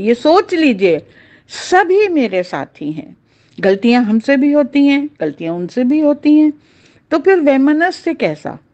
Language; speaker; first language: Hindi; native; Hindi